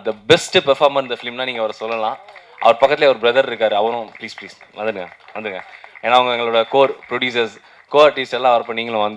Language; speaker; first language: Tamil; native; Tamil